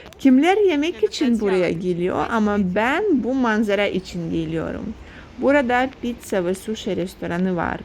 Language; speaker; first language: Turkish; non-native, fluent; Russian